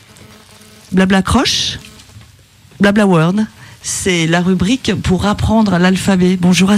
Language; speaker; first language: French; native; French